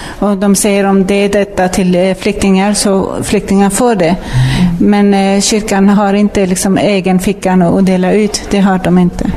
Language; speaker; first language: Swedish; non-native, fluent; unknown